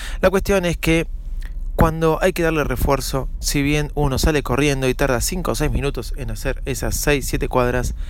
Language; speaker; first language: Spanish; native; Spanish